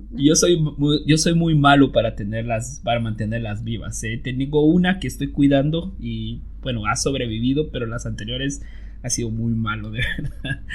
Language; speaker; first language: Spanish; native; Spanish